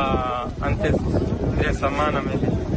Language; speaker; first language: Spanish; non-native, learner; Arabic